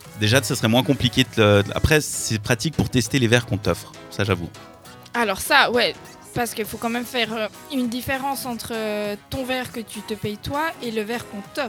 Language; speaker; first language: French; native; French